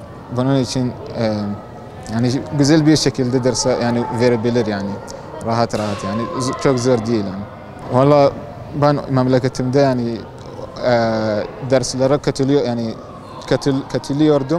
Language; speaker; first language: Turkish; non-native, learner; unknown